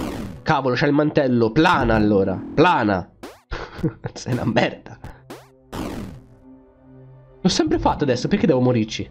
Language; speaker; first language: Italian; native; Italian